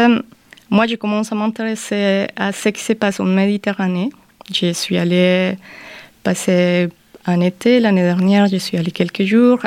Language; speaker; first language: French; non-native, fluent; Spanish